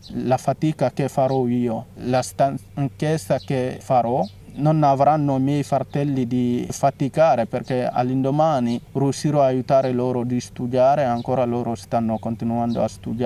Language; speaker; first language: Italian; non-native, fluent; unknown